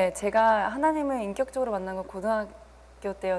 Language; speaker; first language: Korean; native; Korean